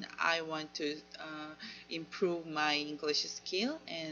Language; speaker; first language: English; non-native, learner; Korean